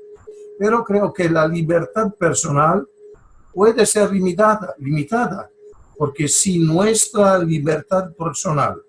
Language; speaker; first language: Spanish; non-native, fluent; Italian